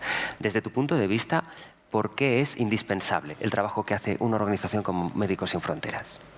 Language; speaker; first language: Spanish; native; Spanish